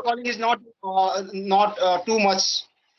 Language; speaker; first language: English; non-native, learner; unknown